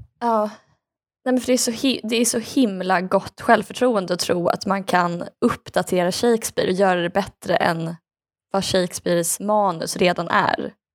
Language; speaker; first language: Swedish; native; Swedish